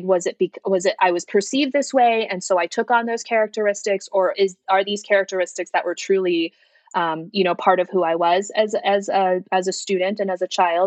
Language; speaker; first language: English; early bilingual, other home language; Chinese